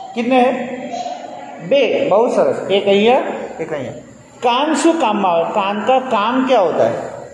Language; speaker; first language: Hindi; non-native, local second language; Gujarati